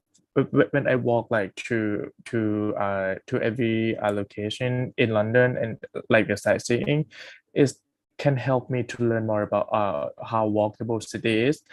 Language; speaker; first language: English; non-native, fluent; Thai